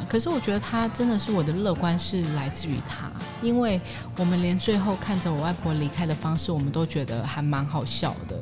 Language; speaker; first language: Chinese; native; Chinese